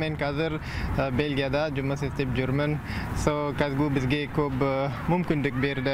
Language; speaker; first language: Kazakh; non-native, fluent; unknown